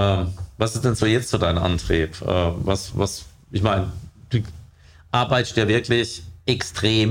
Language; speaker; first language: German; native; German